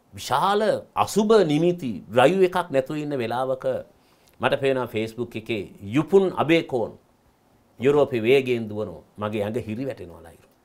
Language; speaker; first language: Sinhala; native; Sinhala